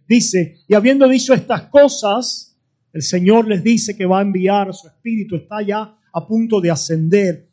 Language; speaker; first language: Spanish; native; Spanish